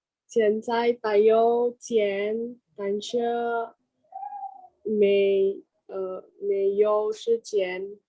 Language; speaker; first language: Chinese; non-native, learner; Indonesian